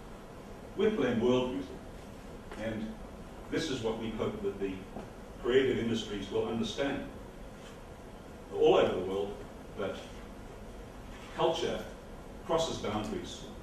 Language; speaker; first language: English; non-native, fluent; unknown